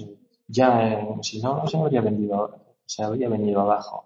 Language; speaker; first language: Spanish; native; Spanish